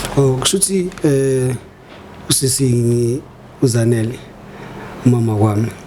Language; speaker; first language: Zulu; native; Zulu